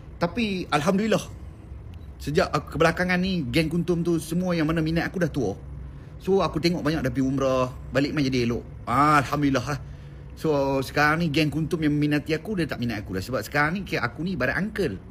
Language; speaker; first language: Malay; native; Malay